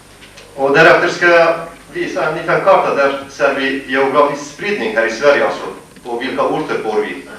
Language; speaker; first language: Swedish; non-native, fluent; Kurdish